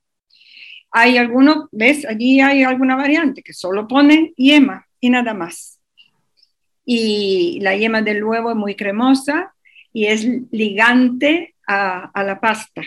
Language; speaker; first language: Spanish; non-native, fluent; Italian